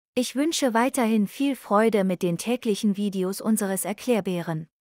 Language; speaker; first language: German; native; German